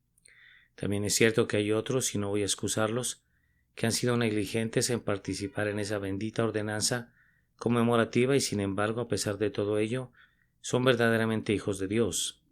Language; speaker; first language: Spanish; native; Spanish